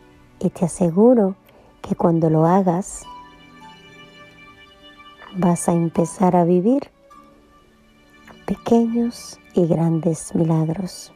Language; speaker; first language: Spanish; native; Spanish